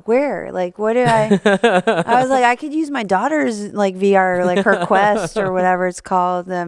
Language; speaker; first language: English; native; English